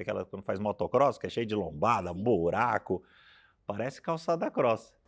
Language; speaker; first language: Portuguese; native; Portuguese